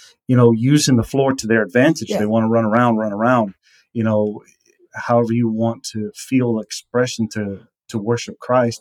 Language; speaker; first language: English; native; English